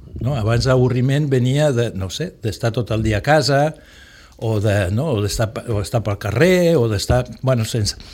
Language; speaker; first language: Catalan; native; Catalan